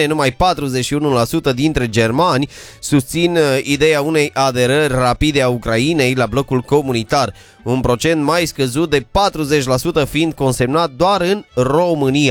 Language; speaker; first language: Romanian; native; Romanian